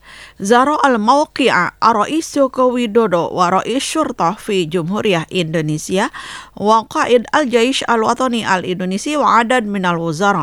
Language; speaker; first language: Arabic; non-native, fluent; Indonesian